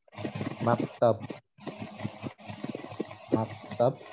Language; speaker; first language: Indonesian; native; Indonesian